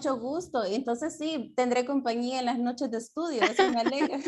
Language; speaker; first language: Spanish; native; Spanish